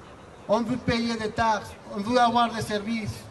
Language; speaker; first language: French; non-native, learner; Spanish